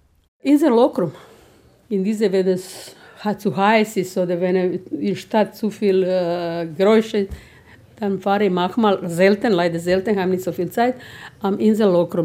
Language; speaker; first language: German; non-native, fluent; Croatian